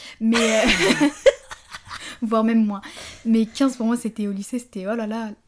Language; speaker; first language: French; native; French